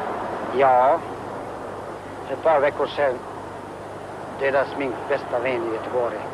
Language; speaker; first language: Swedish; non-native, learner; Croatian